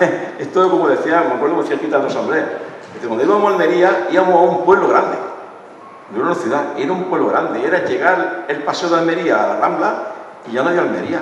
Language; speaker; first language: Spanish; native; Spanish